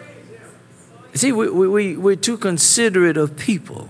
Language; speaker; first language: English; native; English